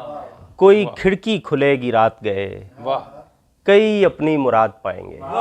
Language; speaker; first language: Urdu; native; Urdu